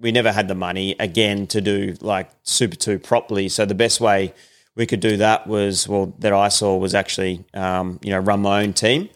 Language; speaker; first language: English; native; English